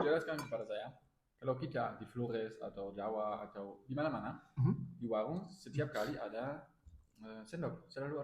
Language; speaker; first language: Indonesian; non-native, fluent; German